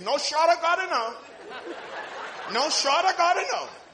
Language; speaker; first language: Portuguese; non-native, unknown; English